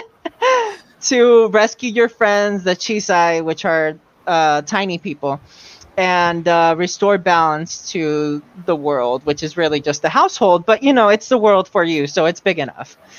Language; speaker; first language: English; non-native, local second language; Spanish